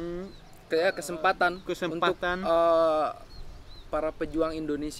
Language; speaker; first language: Indonesian; native; Indonesian